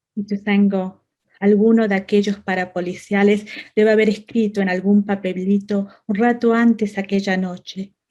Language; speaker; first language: Spanish; native; Spanish